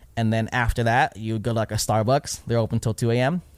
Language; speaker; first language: English; early bilingual, other home language; Filipino